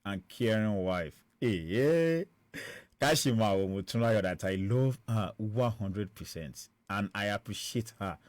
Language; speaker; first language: English; non-native, local second language; Yoruba